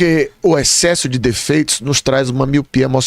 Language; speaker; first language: Portuguese; native; Portuguese